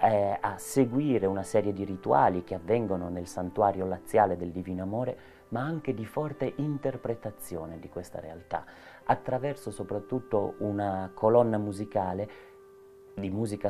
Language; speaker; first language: Italian; native; Italian